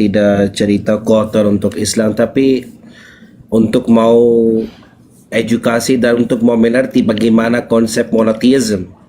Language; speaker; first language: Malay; non-native, learner; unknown